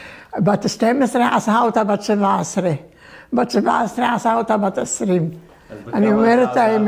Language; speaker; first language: Hebrew; early bilingual, other home language; Turkish